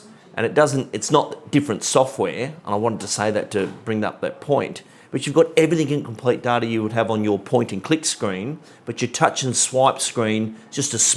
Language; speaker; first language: English; native; English